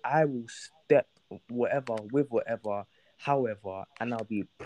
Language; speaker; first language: English; native; English